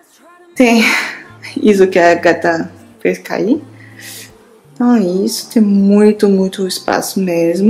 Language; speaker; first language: Portuguese; non-native, fluent; French